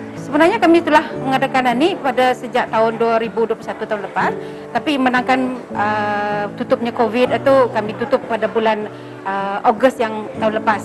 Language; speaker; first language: Malay; non-native, local second language; Iban